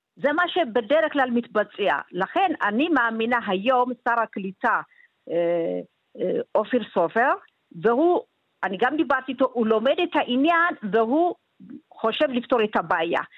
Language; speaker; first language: Hebrew; non-native, fluent; Amharic